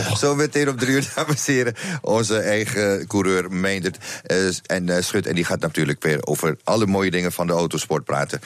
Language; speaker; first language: Dutch; native; Dutch